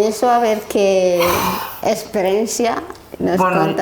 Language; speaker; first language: Spanish; non-native, learner; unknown